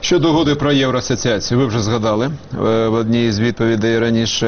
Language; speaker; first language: Ukrainian; native; Ukrainian